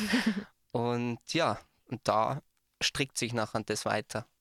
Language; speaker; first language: German; native; German